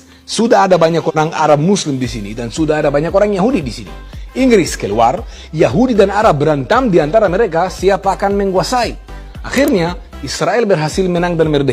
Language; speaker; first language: Indonesian; non-native, fluent; Hebrew